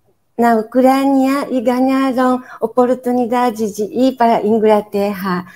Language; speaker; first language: Portuguese; non-native, fluent; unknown